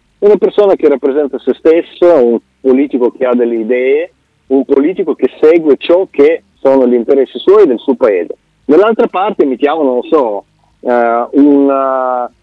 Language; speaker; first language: Italian; non-native, fluent; Russian